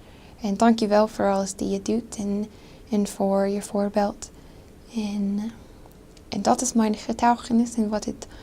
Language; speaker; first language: Dutch; non-native, fluent; English